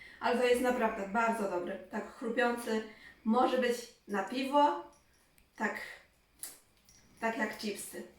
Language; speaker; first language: Polish; non-native, learner; Chinese